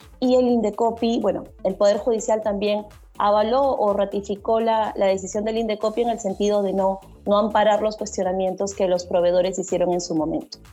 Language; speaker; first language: Spanish; native; Spanish